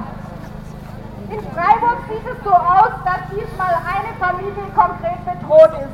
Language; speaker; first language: German; native; German